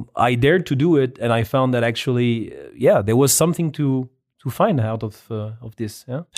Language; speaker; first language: English; non-native, fluent; French